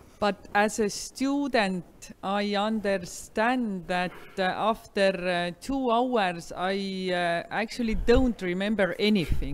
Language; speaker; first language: English; non-native, fluent; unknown